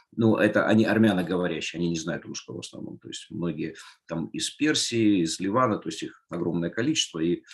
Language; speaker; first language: Russian; native; Russian